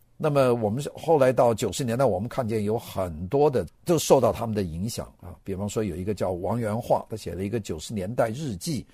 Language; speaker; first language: Chinese; native; Chinese